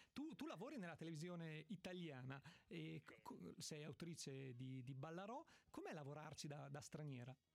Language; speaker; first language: Italian; native; Italian